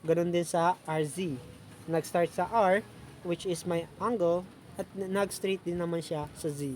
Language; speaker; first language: Filipino; native; Filipino